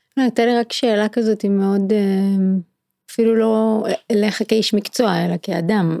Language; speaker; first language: Hebrew; native; Hebrew